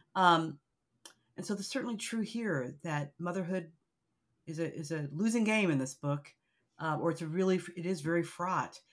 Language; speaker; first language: English; native; English